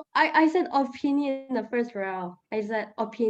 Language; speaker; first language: English; non-native, fluent; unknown